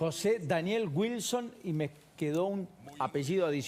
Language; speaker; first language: Spanish; native; Spanish